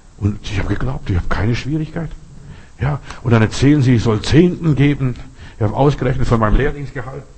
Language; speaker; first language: German; non-native, fluent; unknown